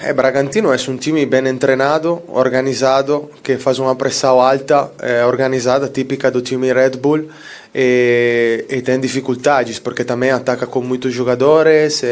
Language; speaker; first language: Portuguese; non-native, fluent; Italian